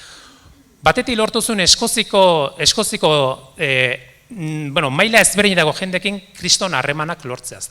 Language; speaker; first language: Basque; native; Basque